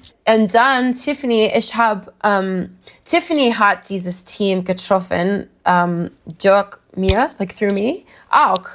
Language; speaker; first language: German; non-native, learner; English